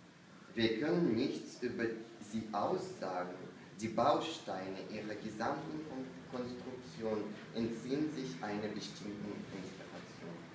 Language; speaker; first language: German; non-native, fluent; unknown